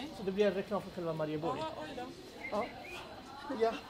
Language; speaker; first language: Swedish; early bilingual, other home language; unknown